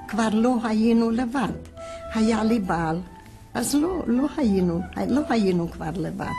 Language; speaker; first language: Hebrew; non-native, fluent; Hungarian